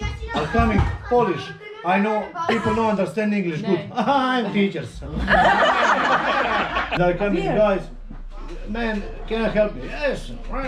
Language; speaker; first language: English; non-native, learner; Croatian